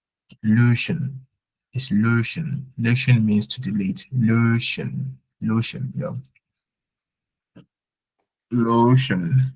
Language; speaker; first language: German; non-native, fluent; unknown